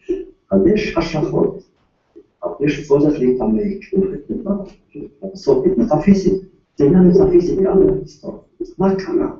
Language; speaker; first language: Hebrew; non-native, fluent; Yiddish